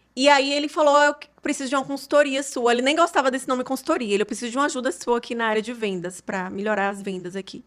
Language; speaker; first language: Portuguese; native; Portuguese